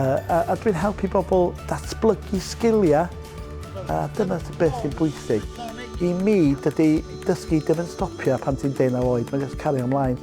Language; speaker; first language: Welsh; non-native, local second language; English